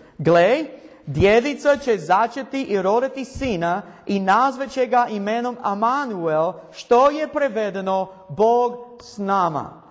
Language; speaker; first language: Croatian; non-native, learner; English